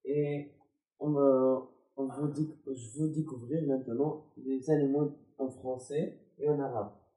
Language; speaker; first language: French; non-native, learner; Arabic